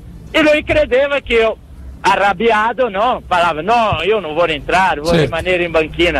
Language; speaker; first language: Italian; non-native, fluent; Portuguese